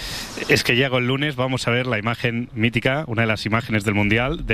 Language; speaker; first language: Spanish; native; Spanish